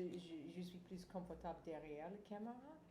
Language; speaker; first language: French; non-native, fluent; English